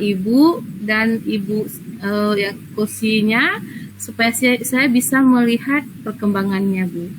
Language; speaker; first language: Indonesian; native; Indonesian